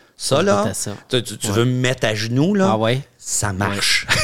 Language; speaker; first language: French; native; French